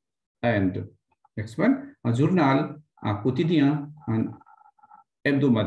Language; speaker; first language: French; non-native, fluent; Hindi